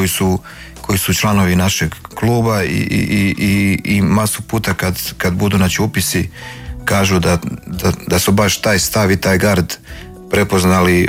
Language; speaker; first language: Croatian; native; Croatian